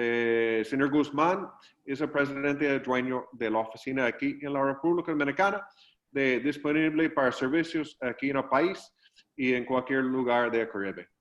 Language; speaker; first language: Spanish; non-native, fluent; English